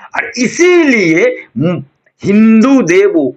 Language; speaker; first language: Hindi; non-native, local second language; Bangla